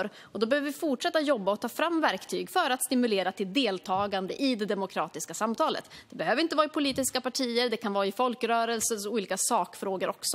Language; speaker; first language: Swedish; native; Swedish